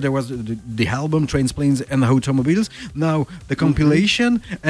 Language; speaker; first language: English; non-native, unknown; French